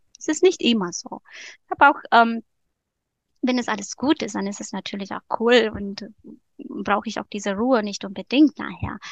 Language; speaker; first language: German; non-native, fluent; Romanian